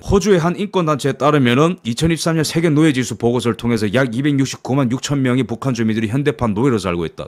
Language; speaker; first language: Korean; native; Korean